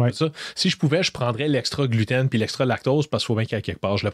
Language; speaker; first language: French; native; French